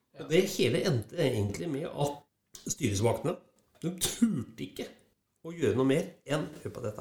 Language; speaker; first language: Norwegian; native; Norwegian